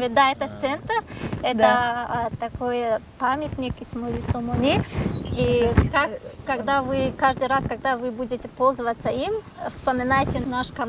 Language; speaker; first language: Russian; non-native, local second language; Tajik